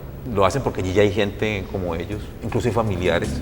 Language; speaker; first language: Spanish; native; Spanish